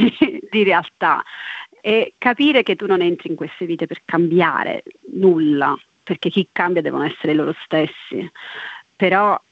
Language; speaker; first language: Italian; native; Italian